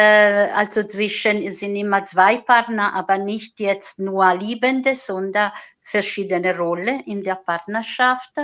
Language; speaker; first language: German; non-native, fluent; Italian